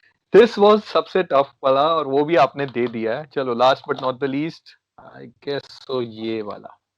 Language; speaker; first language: Hindi; native; Hindi